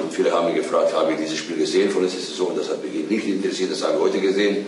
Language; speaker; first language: German; non-native, fluent; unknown